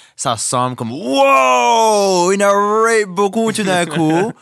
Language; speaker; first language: French; native; French